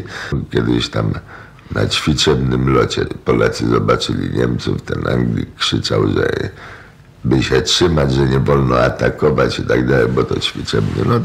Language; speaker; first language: Polish; native; Polish